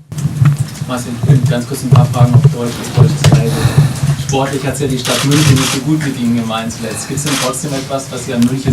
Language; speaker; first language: German; native; German